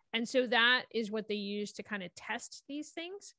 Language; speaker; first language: English; native; English